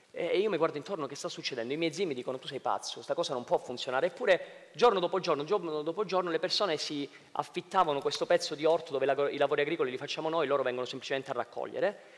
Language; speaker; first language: Italian; native; Italian